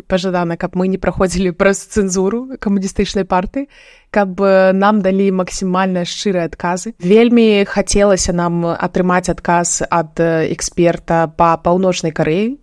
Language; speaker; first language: Belarusian; non-native, local second language; Russian